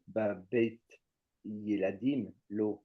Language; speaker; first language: Hebrew; non-native, learner; French